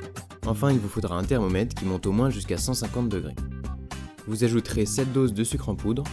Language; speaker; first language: French; native; French